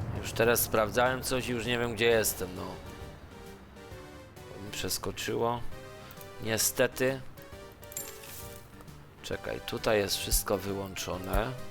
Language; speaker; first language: Polish; native; Polish